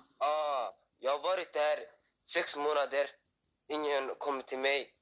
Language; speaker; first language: Swedish; early bilingual, other home language; Somali